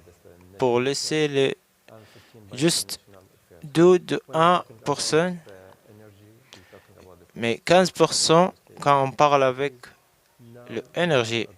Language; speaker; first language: French; non-native, learner; Arabic